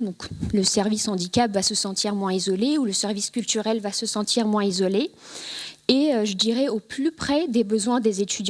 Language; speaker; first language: French; native; French